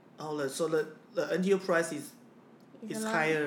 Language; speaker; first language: English; non-native, fluent; Chinese